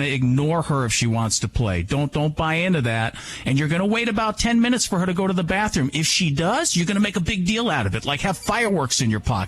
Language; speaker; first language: English; native; English